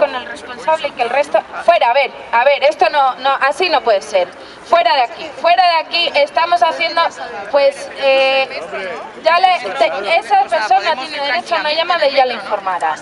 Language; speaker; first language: Spanish; native; Spanish